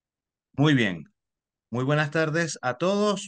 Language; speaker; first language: Spanish; native; Spanish